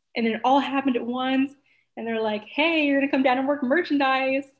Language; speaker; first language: English; native; English